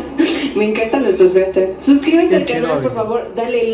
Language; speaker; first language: Spanish; native; Spanish